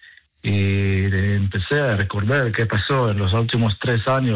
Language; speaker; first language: Spanish; non-native, learner; Hebrew